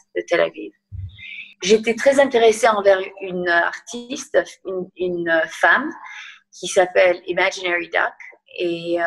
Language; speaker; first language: French; native; French